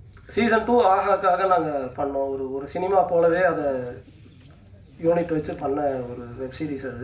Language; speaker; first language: Tamil; native; Tamil